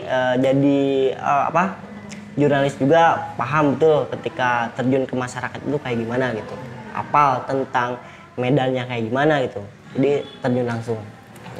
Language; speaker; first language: Indonesian; native; Indonesian